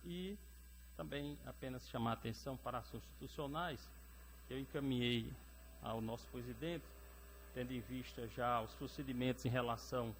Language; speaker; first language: Portuguese; native; Portuguese